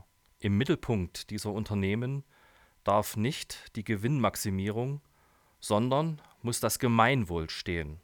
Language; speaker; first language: German; native; German